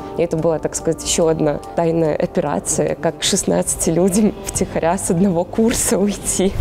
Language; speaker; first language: Russian; native; Russian